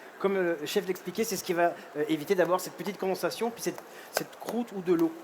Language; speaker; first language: French; native; French